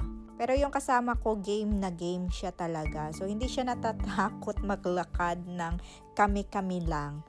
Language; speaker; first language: Filipino; non-native, local second language; Hiligaynon